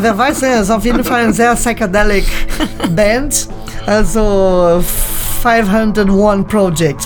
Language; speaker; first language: German; native; German